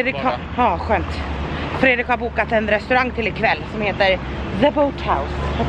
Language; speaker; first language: Swedish; native; Swedish